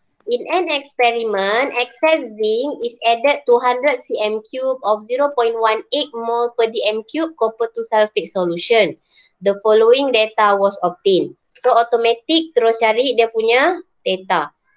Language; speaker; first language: English; non-native, local second language; Malay